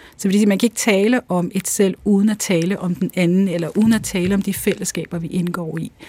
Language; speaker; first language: Danish; early bilingual, other home language; Urdu